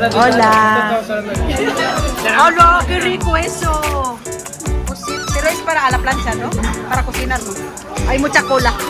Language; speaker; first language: Spanish; non-native, fluent; Filipino